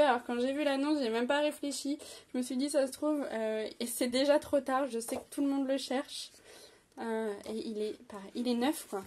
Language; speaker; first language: French; native; French